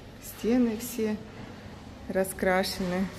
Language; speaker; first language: Russian; native; Russian